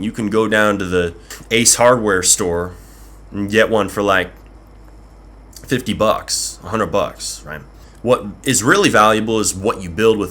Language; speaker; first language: English; native; English